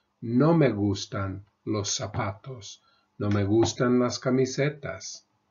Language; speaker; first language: Spanish; non-native, fluent; English